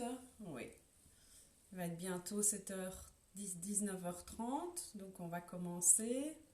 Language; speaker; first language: French; native; French